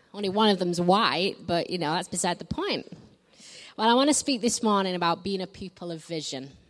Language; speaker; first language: English; native; English